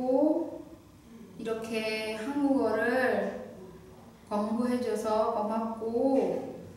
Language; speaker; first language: Korean; non-native, fluent; Indonesian